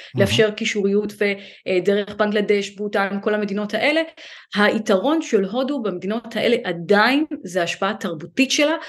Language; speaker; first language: Hebrew; early bilingual, other home language; Hindi